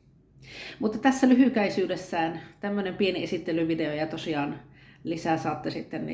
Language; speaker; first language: Finnish; native; Finnish